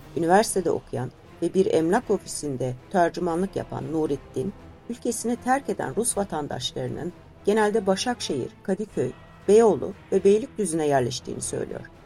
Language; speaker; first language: Turkish; native; Turkish